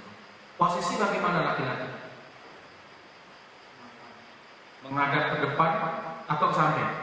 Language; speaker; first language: Indonesian; native; Indonesian